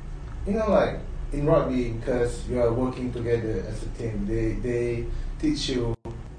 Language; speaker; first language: English; non-native, local second language; Malay